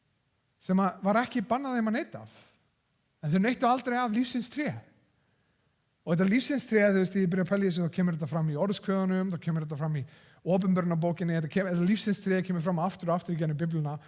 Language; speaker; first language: Icelandic; non-native, fluent; English